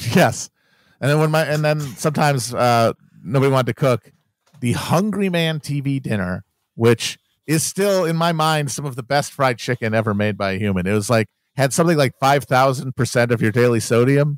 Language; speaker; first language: English; native; English